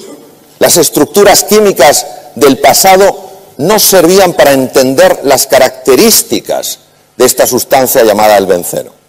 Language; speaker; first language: Spanish; native; Spanish